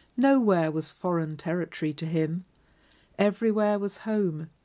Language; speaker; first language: English; native; English